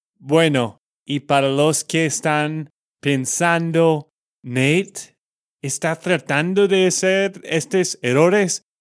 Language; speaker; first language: Spanish; non-native, fluent; English